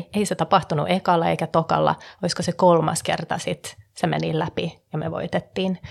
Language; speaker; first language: Finnish; early bilingual, heritage; Finnish